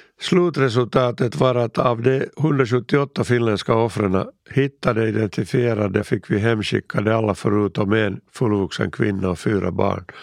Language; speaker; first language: Swedish; native; Swedish